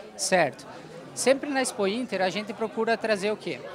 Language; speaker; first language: Portuguese; native; Portuguese